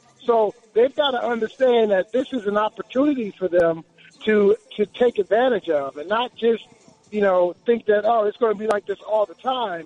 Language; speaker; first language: English; native; English